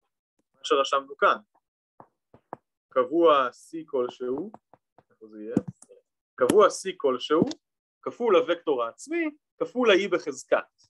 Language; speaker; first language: Hebrew; native; Hebrew